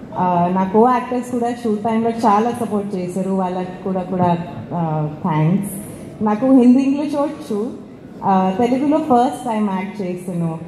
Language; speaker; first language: Telugu; non-native, learner; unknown